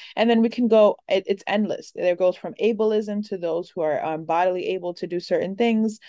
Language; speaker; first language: English; early bilingual, other home language; Spanish